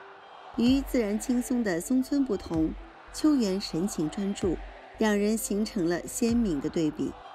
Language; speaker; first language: Chinese; native; Chinese